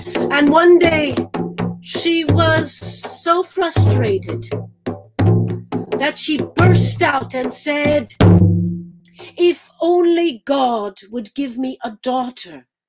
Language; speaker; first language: English; early bilingual, other home language; Arabic